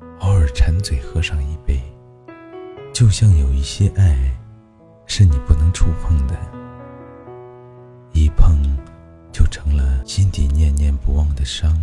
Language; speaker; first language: Chinese; native; Chinese